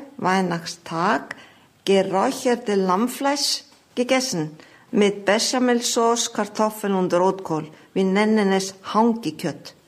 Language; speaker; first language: German; non-native, fluent; Icelandic